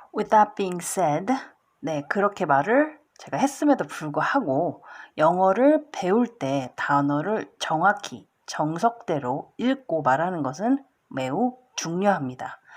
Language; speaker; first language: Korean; early bilingual, heritage; Korean